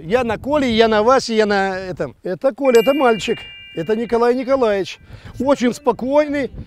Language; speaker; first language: Russian; non-native, local second language; Crimean Tatar